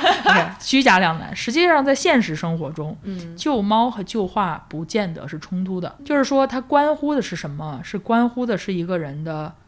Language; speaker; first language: Chinese; native; Chinese